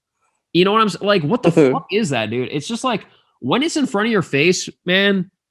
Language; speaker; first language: English; native; English